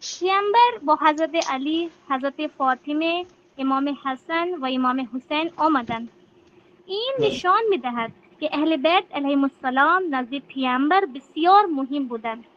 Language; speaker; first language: Persian; non-native, learner; Urdu